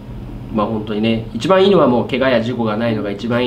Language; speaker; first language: Japanese; native; Japanese